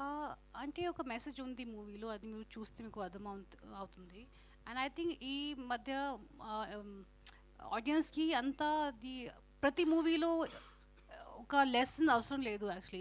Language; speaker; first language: Telugu; non-native, fluent; Hindi